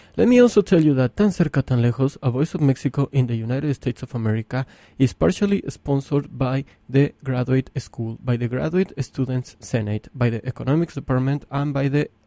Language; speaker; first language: English; non-native, fluent; Spanish